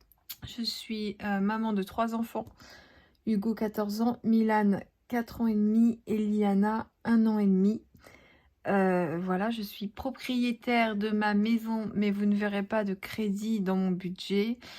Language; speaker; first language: French; native; French